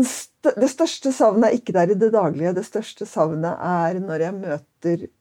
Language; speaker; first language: Norwegian; native; Norwegian